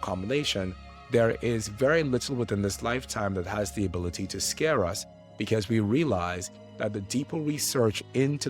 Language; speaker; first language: English; native; English